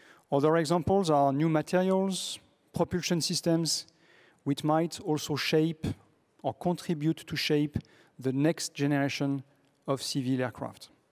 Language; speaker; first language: English; non-native, fluent; French